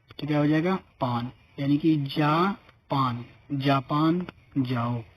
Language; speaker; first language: Hindi; native; Hindi